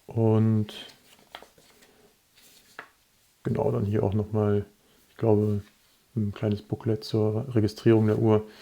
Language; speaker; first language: German; native; German